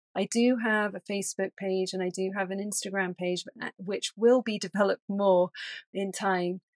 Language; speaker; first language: English; native; English